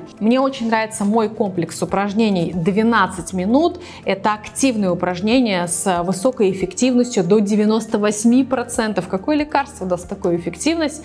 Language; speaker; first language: Russian; native; Russian